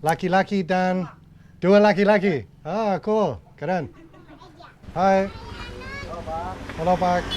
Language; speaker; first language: Indonesian; non-native, learner; English